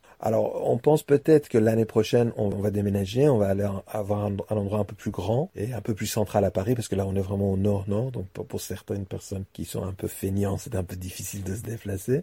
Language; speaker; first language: French; non-native, fluent; Persian